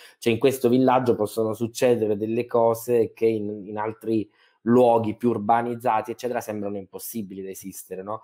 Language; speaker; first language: Italian; native; Italian